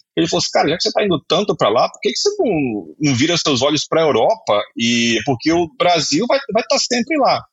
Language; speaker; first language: Portuguese; native; Portuguese